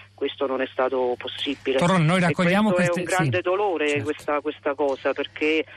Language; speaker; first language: Italian; native; Italian